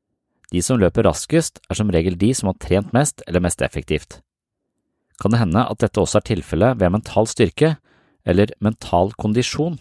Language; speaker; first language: Norwegian; native; Norwegian